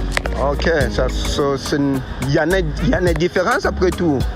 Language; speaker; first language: French; non-native, fluent; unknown